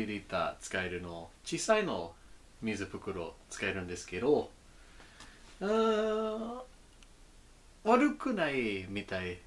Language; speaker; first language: Japanese; non-native, learner; English